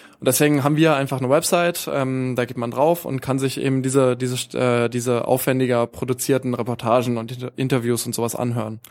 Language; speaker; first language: German; native; German